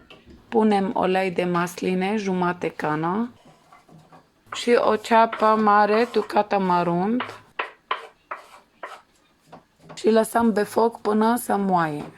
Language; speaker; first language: Romanian; non-native, learner; Arabic